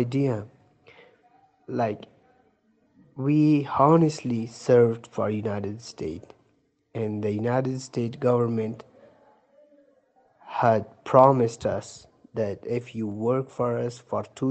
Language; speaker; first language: English; non-native, learner; Persian